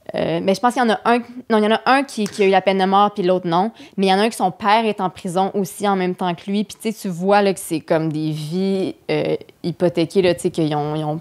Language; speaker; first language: French; native; French